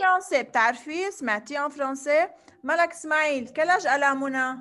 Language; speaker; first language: French; non-native, fluent; Arabic